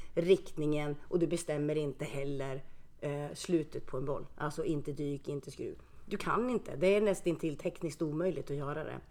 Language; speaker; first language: Swedish; early bilingual, other home language; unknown